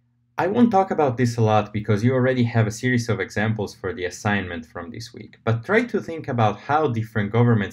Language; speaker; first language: English; non-native, fluent; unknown